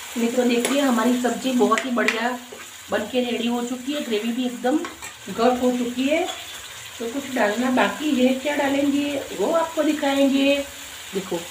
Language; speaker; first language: Hindi; non-native, local second language; Gujarati